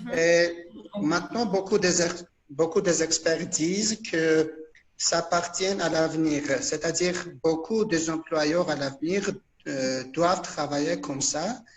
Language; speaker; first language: French; non-native, fluent; Armenian